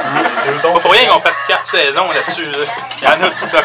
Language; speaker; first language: French; native; French